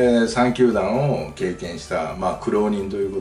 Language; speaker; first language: Japanese; native; Japanese